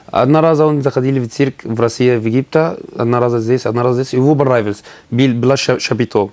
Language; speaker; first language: Russian; non-native, learner; Arabic